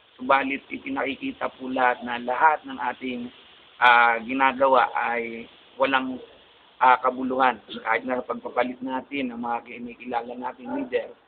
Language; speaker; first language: Filipino; non-native, local second language; Bikol